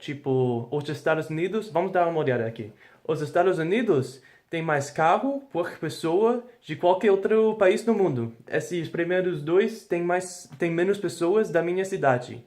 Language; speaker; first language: Portuguese; non-native, fluent; English